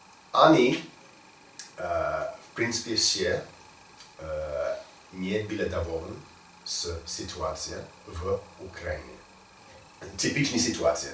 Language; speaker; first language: Russian; non-native, learner; English